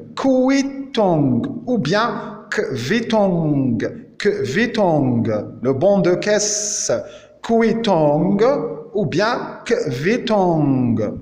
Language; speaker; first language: French; non-native, local second language; Arabic